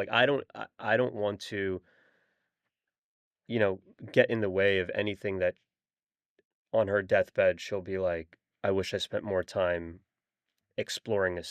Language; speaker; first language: English; native; English